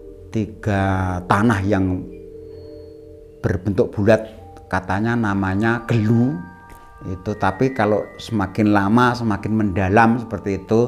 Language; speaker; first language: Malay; non-native, local second language; Javanese